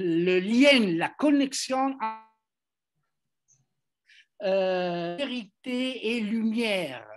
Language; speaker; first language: French; non-native, fluent; Italian